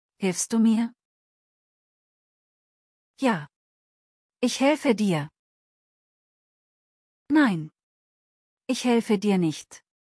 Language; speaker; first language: German; non-native, fluent; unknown